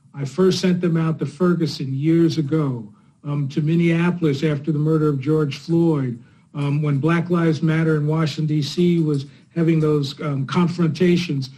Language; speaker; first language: English; native; English